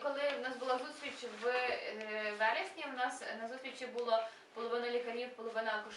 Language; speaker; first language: Ukrainian; native; Ukrainian